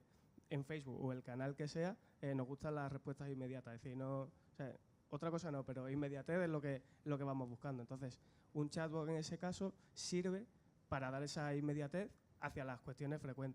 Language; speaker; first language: Spanish; native; Spanish